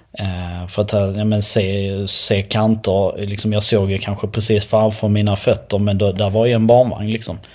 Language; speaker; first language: Swedish; early bilingual, other home language; Albanian